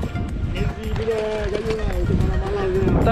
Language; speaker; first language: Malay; native; Malay